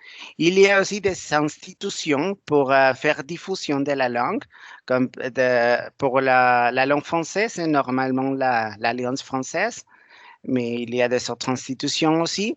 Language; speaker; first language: French; non-native, learner; Spanish